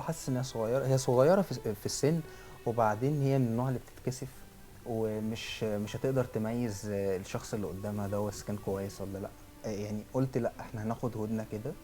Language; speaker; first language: Arabic; native; Arabic